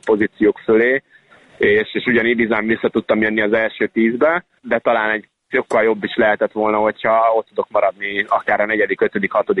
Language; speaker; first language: Hungarian; native; Hungarian